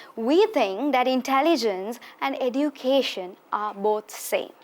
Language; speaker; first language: English; non-native, local second language; Sinhala